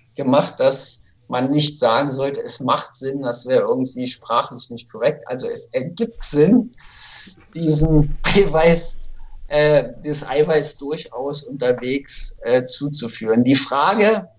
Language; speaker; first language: German; native; German